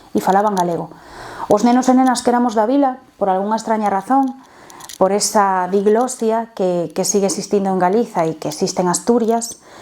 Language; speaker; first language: Galician; non-native, local second language; Spanish